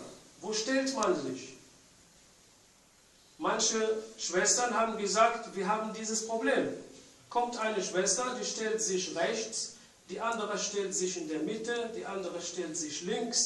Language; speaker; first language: German; non-native, fluent; Arabic